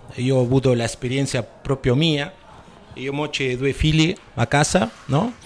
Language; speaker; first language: Italian; non-native, learner; Spanish